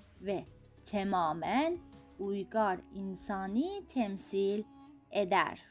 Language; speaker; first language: Turkish; non-native, fluent; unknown